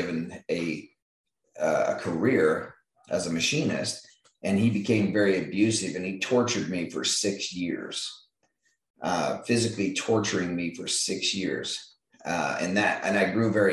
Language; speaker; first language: English; native; English